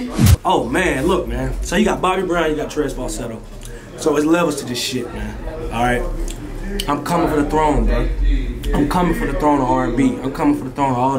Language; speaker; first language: English; native; English